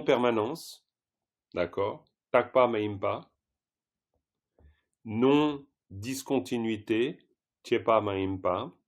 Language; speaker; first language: French; native; French